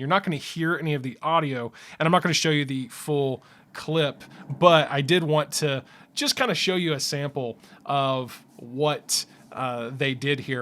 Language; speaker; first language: English; native; English